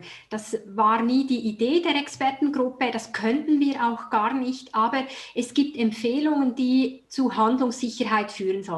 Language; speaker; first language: German; native; German